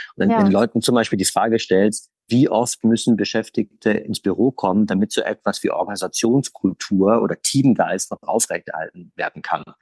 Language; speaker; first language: German; native; German